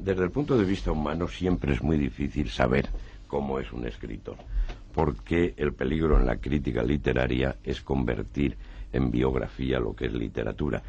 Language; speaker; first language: Spanish; native; Spanish